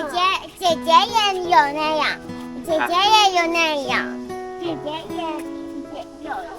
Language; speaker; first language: Chinese; early bilingual, heritage; Chinese